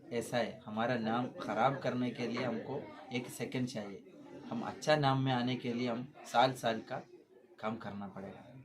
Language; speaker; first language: Hindi; non-native, local second language; Malayalam